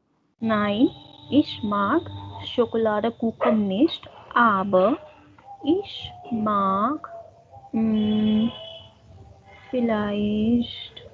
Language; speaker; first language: German; non-native, fluent; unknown